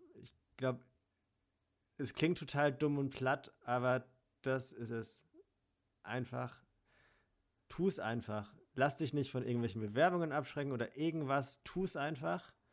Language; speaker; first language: German; native; German